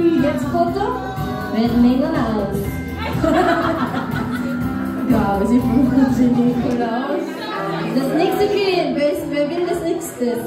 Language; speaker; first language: German; non-native, learner; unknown